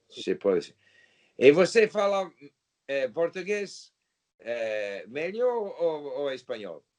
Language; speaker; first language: Portuguese; non-native, learner; English